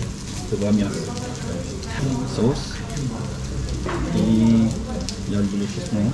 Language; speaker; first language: Russian; non-native, fluent; Korean